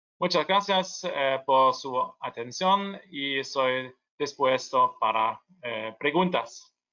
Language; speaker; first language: Spanish; non-native, learner; German